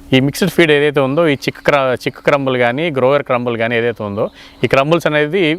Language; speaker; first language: Telugu; native; Telugu